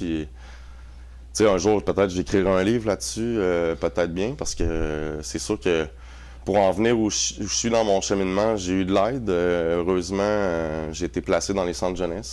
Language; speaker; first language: French; native; French